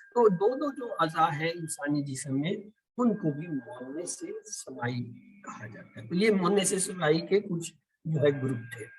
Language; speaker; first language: Urdu; native; Urdu